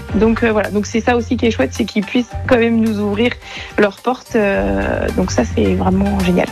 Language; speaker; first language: French; native; French